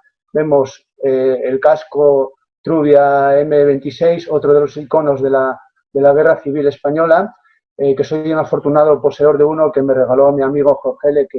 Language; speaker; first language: Spanish; native; Spanish